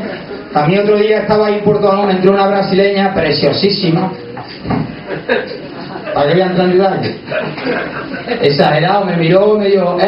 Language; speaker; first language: Spanish; native; Spanish